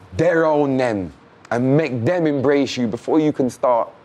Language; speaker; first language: English; native; English